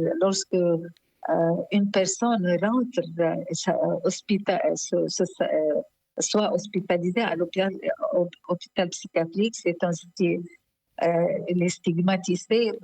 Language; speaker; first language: French; non-native, local second language; Arabic